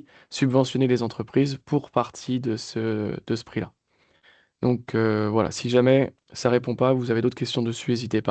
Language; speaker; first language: French; native; French